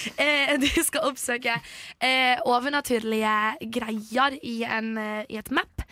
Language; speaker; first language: Norwegian; early bilingual, other home language; Polish